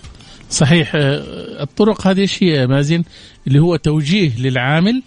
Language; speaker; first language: Arabic; native; Arabic